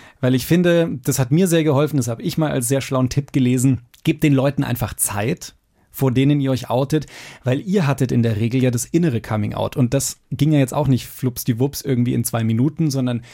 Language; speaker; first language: German; native; German